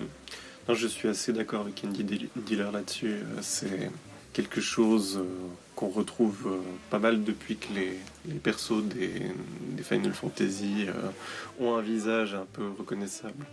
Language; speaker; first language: French; native; French